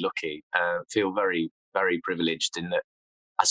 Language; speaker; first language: English; native; English